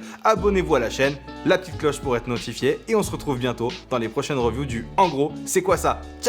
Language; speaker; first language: French; native; French